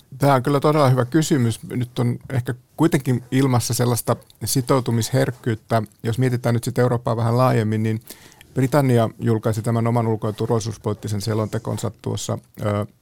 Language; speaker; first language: Finnish; native; Finnish